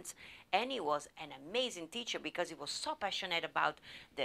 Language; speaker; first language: English; non-native, fluent; Italian